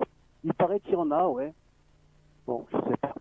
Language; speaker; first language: French; native; French